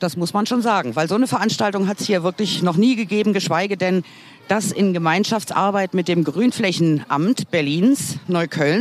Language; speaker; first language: German; native; German